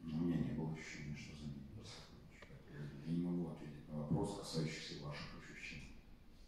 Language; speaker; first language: Russian; native; Russian